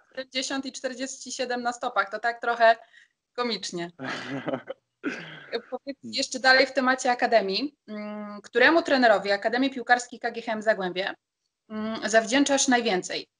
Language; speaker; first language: Polish; native; Polish